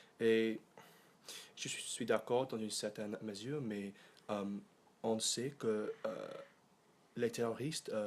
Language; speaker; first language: French; non-native, learner; English